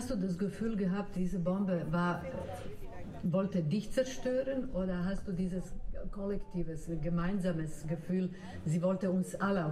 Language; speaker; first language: German; non-native, local second language; Turkish